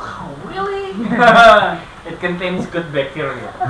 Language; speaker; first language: English; non-native, fluent; Indonesian